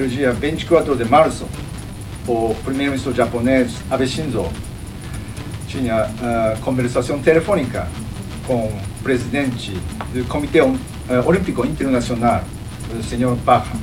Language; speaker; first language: Portuguese; non-native, fluent; Japanese